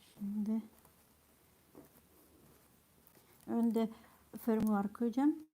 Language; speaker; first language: Turkish; non-native, fluent; Ukrainian